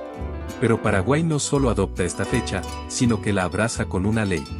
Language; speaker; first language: Spanish; native; Spanish